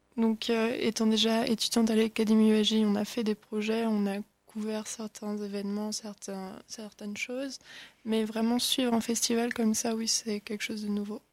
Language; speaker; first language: French; native; French